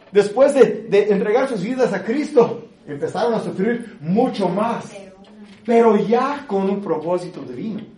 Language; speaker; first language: Spanish; early bilingual, other home language; English